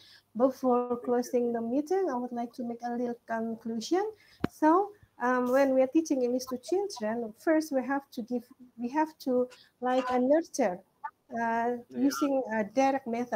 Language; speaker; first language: English; non-native, learner; Indonesian